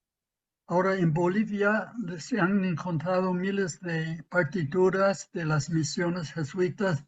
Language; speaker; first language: Spanish; non-native, fluent; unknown